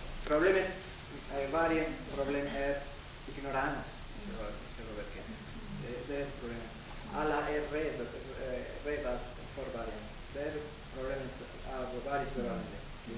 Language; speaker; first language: Swedish; non-native, learner; Spanish